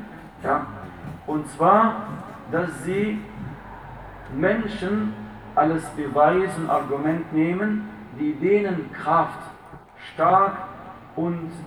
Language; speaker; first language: German; non-native, fluent; Arabic